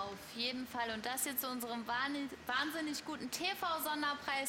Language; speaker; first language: German; native; German